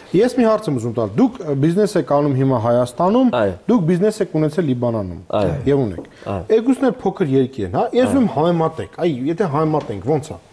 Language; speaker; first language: Armenian; native; Armenian